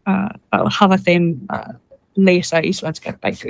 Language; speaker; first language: Icelandic; non-native, fluent; English